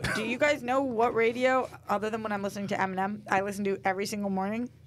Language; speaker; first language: English; native; English